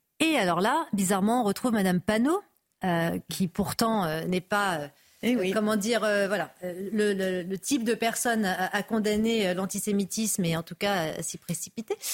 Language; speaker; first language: French; native; French